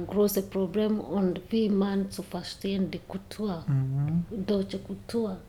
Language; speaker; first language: German; non-native, learner; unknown